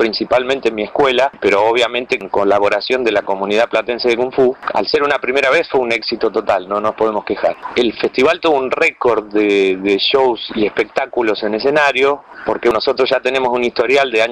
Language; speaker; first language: Spanish; native; Spanish